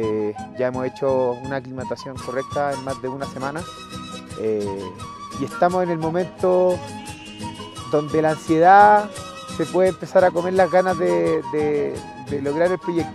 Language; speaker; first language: Spanish; native; Spanish